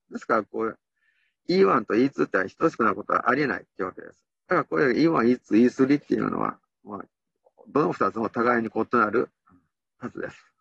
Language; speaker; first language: Japanese; native; Japanese